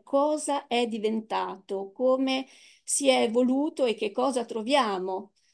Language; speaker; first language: Italian; native; Italian